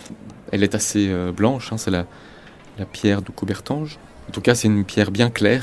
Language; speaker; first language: French; native; French